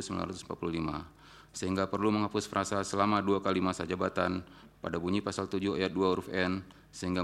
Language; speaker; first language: Indonesian; native; Indonesian